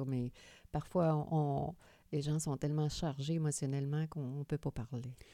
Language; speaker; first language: French; native; French